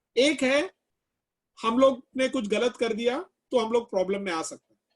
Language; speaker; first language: Hindi; non-native, local second language; Malayalam